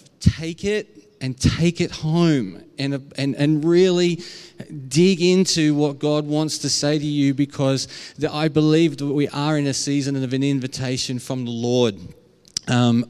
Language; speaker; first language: English; native; English